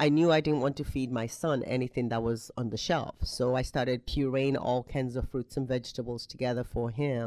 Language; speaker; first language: English; non-native, local second language; Yoruba